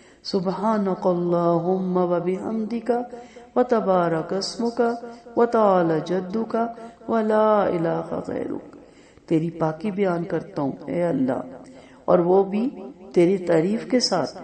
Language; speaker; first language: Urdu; native; Urdu